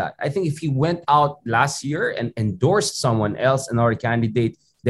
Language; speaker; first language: English; non-native, local second language; Filipino